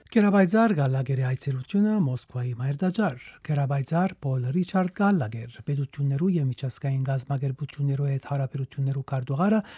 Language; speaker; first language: Armenian; early bilingual, heritage; Armenian